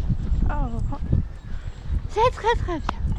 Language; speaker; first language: French; native; French